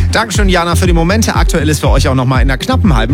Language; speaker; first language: German; native; German